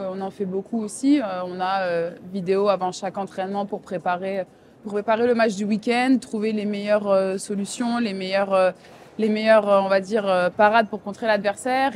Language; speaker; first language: French; native; French